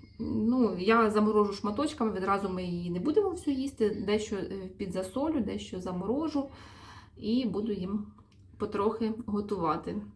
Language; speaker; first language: Ukrainian; non-native, local second language; Russian